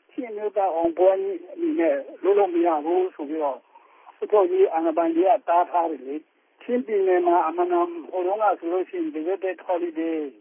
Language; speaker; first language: Burmese; non-native, local second language; Tedim Chin